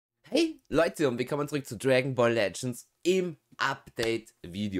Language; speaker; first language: German; native; German